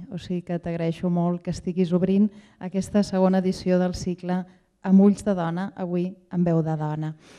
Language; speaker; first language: Catalan; native; Catalan